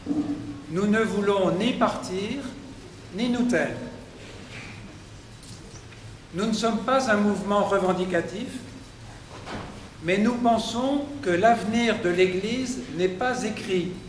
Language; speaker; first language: French; native; French